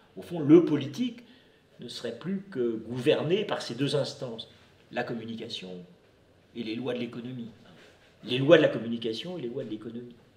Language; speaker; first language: French; native; French